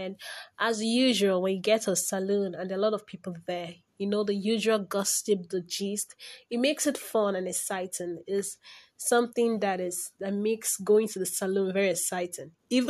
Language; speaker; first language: English; non-native, local second language; Igbo